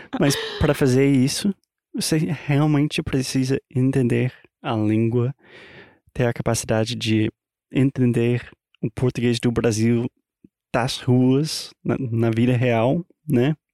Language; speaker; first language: Portuguese; non-native, fluent; English